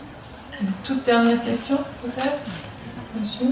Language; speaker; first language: French; native; French